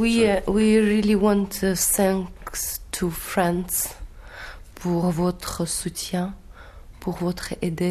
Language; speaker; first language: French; non-native, learner; Ukrainian